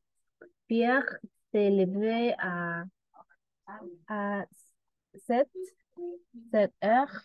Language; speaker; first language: French; non-native, learner; Spanish